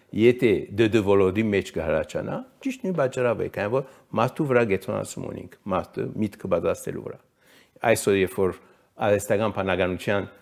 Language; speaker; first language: Armenian; early bilingual, heritage; Armenian